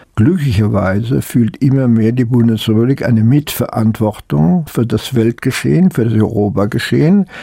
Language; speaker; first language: German; native; German